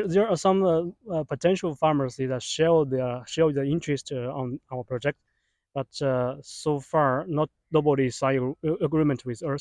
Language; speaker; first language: English; non-native, fluent; Chinese